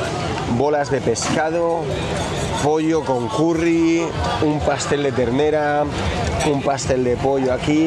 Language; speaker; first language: Spanish; native; Spanish